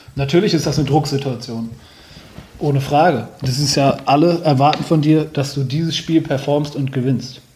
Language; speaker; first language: German; native; German